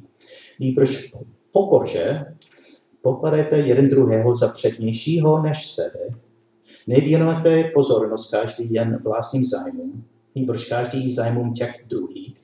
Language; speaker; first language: Czech; non-native, learner; English